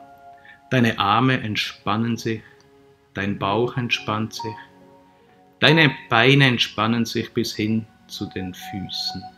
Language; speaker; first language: German; native; German